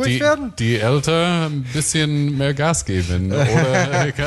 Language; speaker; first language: German; non-native, fluent; English